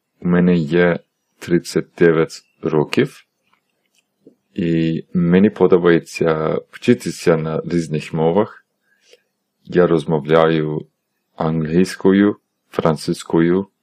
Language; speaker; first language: Ukrainian; non-native, learner; Turkish